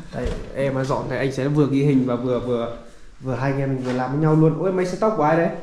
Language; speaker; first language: Vietnamese; native; Vietnamese